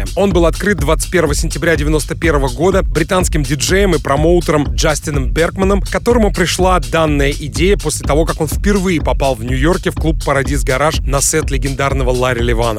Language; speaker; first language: Russian; native; Russian